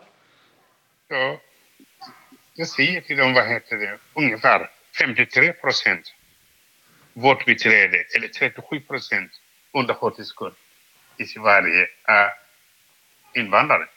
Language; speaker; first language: Swedish; non-native, fluent; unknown